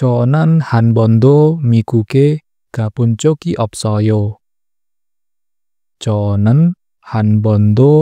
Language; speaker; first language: Korean; non-native, learner; Indonesian